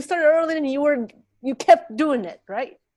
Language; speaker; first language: English; non-native, fluent; Japanese